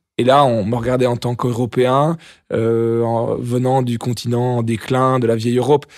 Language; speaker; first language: French; native; French